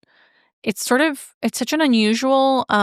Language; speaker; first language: English; native; English